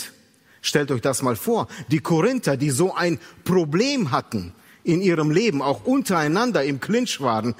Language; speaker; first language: German; native; German